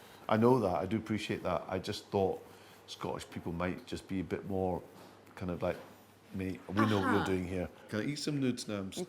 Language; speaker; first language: English; early bilingual, other home language; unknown